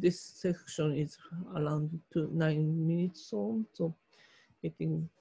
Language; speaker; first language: English; non-native, learner; Japanese